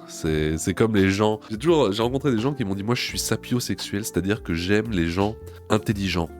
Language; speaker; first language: French; native; French